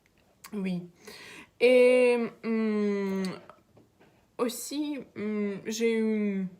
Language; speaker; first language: French; non-native, learner; Russian